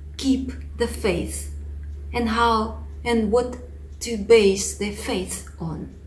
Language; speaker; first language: English; non-native, fluent; Russian